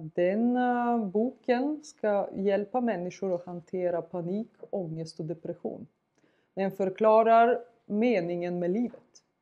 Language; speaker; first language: Swedish; non-native, fluent; Bulgarian